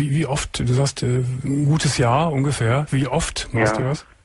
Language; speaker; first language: German; native; German